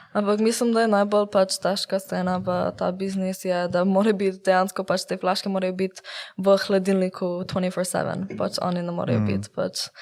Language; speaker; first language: Slovenian; early bilingual, heritage; Slovenian